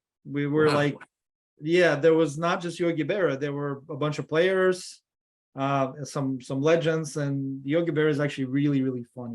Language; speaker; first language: English; non-native, fluent; Russian